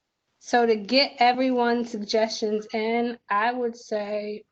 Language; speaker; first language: English; native; English